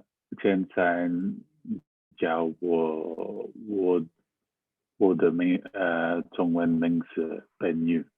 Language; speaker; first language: Chinese; non-native, learner; English